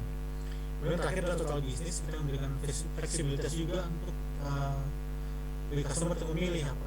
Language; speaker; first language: Indonesian; native; Indonesian